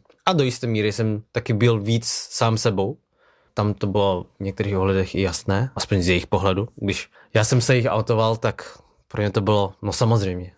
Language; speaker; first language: Czech; early bilingual, other home language; Vietnamese